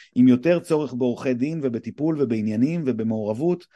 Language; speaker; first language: Hebrew; native; Hebrew